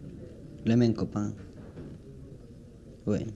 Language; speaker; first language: French; non-native, learner; Spanish